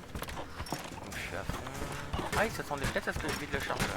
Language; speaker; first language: French; native; French